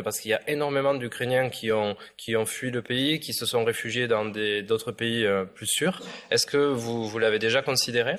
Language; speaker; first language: French; native; French